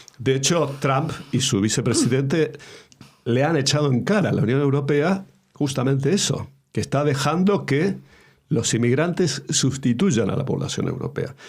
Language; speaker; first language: Spanish; native; Spanish